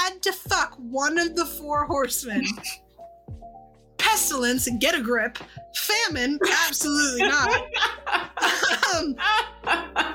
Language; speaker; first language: English; native; English